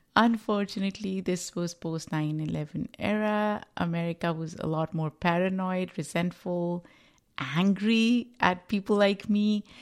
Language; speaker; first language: English; non-native, local second language; Urdu